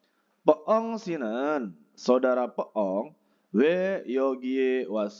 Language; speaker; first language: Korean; non-native, fluent; Indonesian